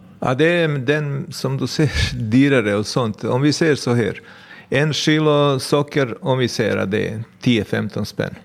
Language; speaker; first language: Swedish; non-native, fluent; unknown